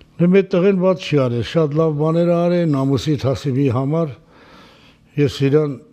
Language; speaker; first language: Armenian; non-native, local second language; Kurdish